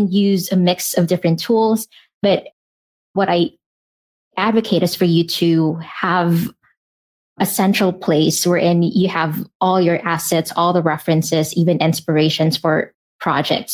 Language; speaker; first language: English; non-native, local second language; Filipino